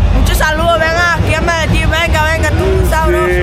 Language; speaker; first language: Spanish; native; Spanish